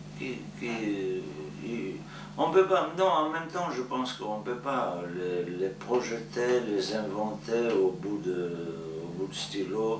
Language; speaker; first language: French; non-native, fluent; Georgian